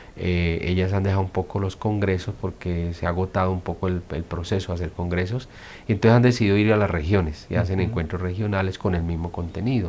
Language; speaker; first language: Spanish; native; Spanish